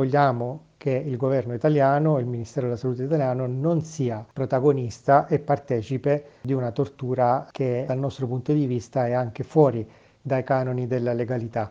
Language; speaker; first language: Italian; native; Italian